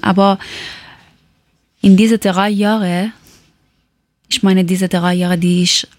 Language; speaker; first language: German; non-native, learner; Persian